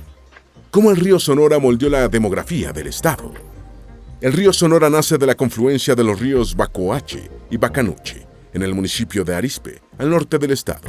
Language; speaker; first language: Spanish; native; Spanish